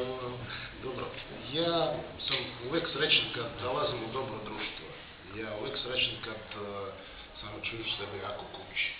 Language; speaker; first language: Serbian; non-native, learner; Russian